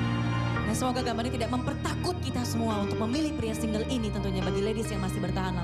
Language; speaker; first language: Indonesian; native; Indonesian